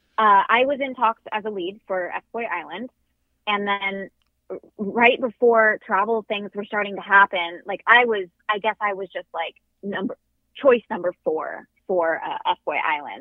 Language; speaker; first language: English; native; English